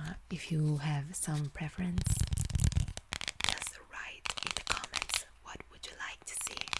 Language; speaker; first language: English; non-native, fluent; Italian